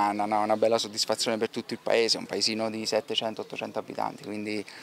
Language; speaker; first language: Italian; native; Italian